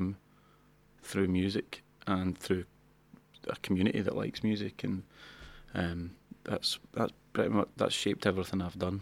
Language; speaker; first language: English; native; English